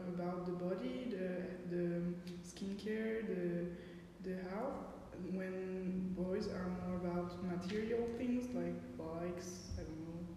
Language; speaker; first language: English; non-native, learner; French